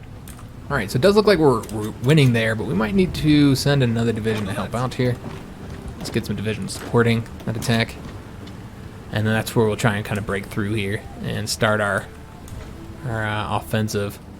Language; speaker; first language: English; native; English